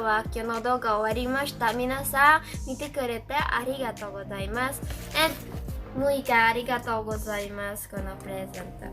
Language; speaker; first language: Japanese; non-native, learner; Filipino